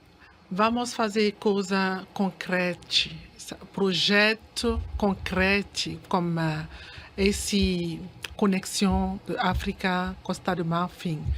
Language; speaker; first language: Portuguese; non-native, learner; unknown